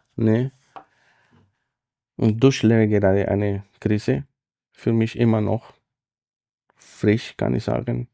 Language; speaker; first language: German; non-native, fluent; Spanish